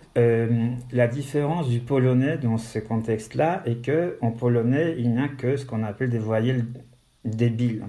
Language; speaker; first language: French; non-native, fluent; Polish